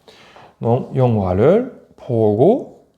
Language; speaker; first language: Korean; non-native, fluent; French